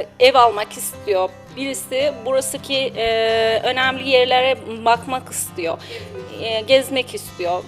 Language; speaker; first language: Turkish; non-native, learner; Persian